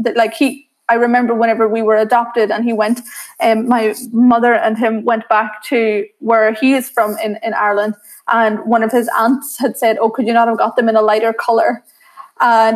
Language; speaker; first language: English; native; English